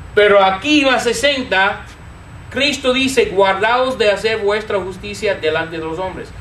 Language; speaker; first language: Spanish; non-native, fluent; English